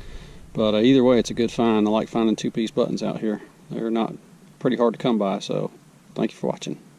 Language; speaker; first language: English; native; English